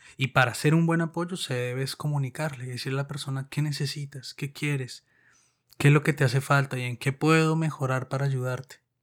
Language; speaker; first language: Spanish; native; Spanish